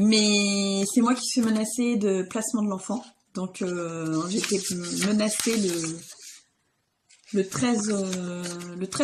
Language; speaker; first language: French; native; French